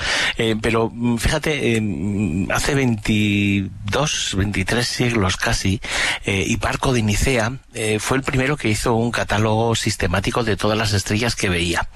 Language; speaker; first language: Spanish; native; Spanish